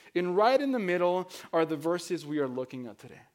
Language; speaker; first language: English; non-native, fluent; Spanish